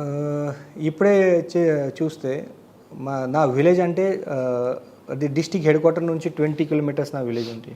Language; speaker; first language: Telugu; non-native, fluent; Marathi